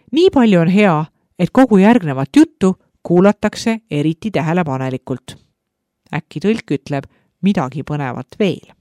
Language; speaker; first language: Estonian; native; Estonian